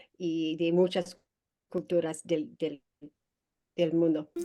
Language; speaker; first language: Spanish; non-native, learner; English